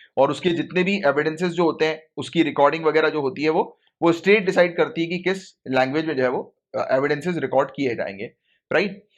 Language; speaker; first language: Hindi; native; Hindi